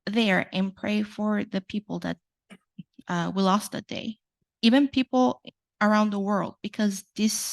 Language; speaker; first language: English; non-native, fluent; Spanish